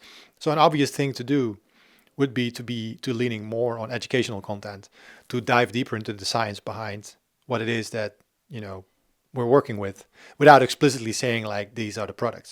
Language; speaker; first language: English; non-native, fluent; Dutch